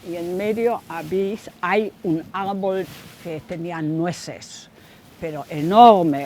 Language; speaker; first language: Spanish; non-native, fluent; German